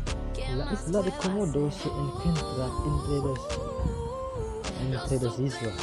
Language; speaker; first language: Spanish; non-native, learner; Indonesian